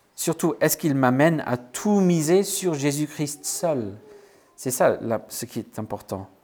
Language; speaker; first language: French; non-native, fluent; English